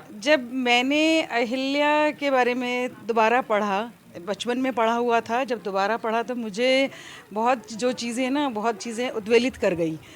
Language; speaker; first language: Hindi; native; Hindi